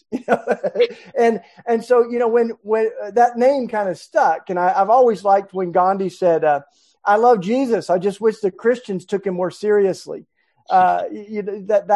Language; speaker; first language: English; native; English